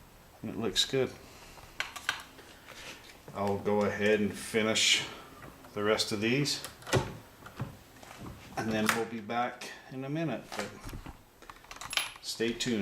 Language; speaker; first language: English; native; English